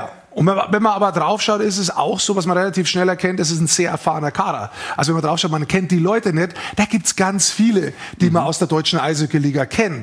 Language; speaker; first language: German; native; German